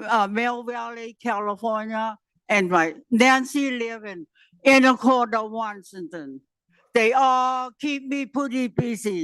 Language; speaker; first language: English; non-native, learner; Chinese